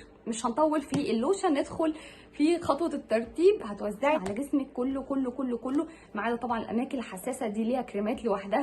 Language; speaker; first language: Arabic; native; Arabic